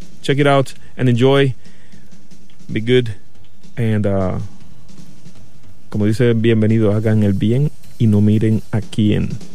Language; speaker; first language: Spanish; native; Spanish